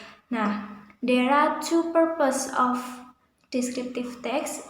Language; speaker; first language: English; non-native, learner; Indonesian